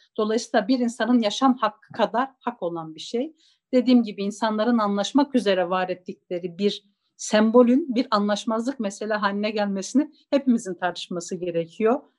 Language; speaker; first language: Turkish; non-native, local second language; Zaza